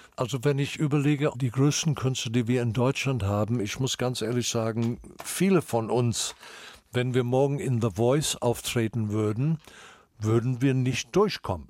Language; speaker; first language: German; non-native, fluent; English